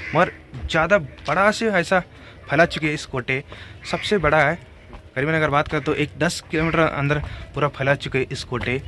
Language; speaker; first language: Hindi; non-native, local second language; Kannada